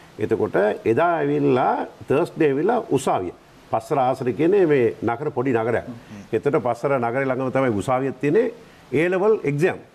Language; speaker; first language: Sinhala; non-native, local second language; Tamil